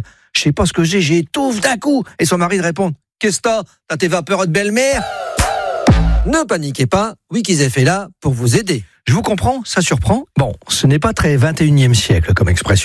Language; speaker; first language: French; native; French